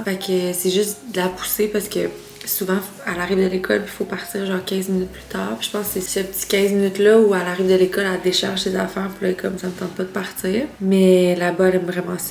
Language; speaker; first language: French; native; French